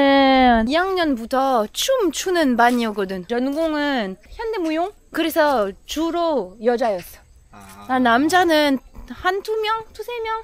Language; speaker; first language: Korean; non-native, fluent; French